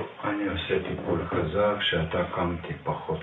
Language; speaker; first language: Hebrew; non-native, fluent; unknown